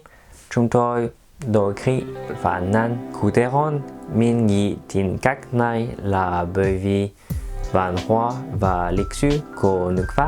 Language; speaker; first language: Vietnamese; non-native, learner; French